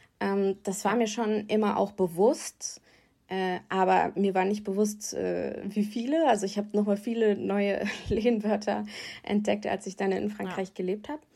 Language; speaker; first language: German; native; German